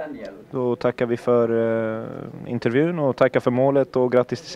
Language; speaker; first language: Swedish; native; Swedish